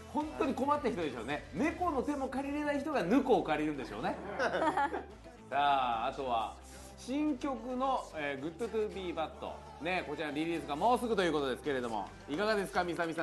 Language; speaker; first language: Japanese; native; Japanese